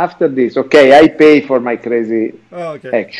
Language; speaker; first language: English; non-native, learner; Italian